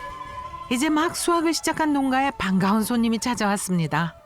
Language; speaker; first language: Korean; native; Korean